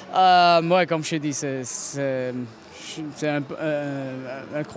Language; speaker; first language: French; non-native, local second language; German